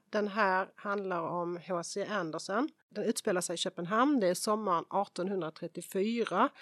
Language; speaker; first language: Swedish; native; Swedish